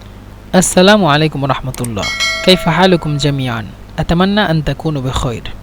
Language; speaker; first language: Arabic; non-native, fluent; Bangla